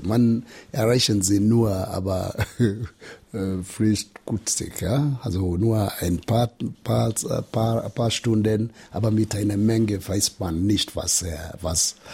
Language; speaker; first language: German; non-native, learner; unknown